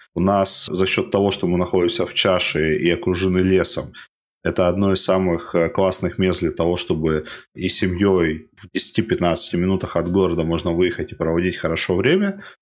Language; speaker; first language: Russian; native; Russian